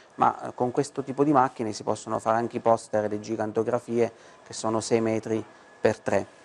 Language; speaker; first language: Italian; native; Italian